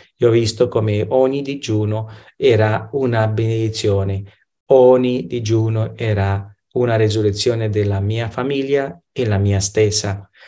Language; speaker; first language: Italian; non-native, fluent; Romanian